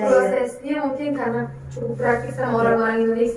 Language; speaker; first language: Indonesian; non-native, fluent; Turkish